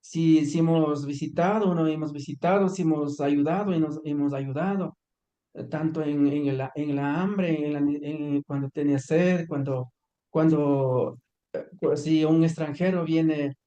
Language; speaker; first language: Spanish; non-native, local second language; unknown